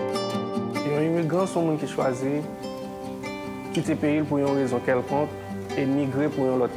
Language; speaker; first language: Portuguese; non-native, fluent; Haitian Creole